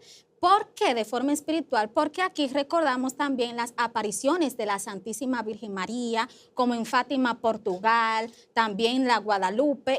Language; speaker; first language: Spanish; native; Spanish